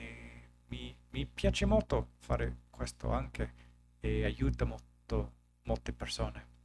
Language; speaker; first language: Italian; non-native, learner; English